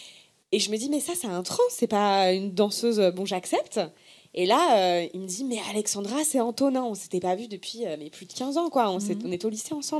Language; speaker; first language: French; native; French